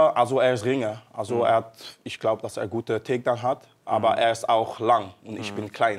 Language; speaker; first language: German; non-native, learner; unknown